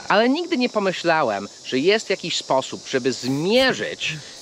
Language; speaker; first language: Polish; non-native, fluent; English